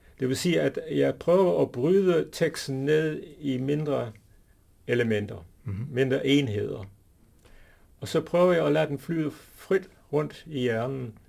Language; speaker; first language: Danish; non-native, fluent; English